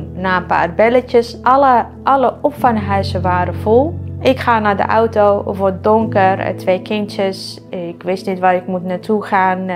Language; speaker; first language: Dutch; non-native, fluent; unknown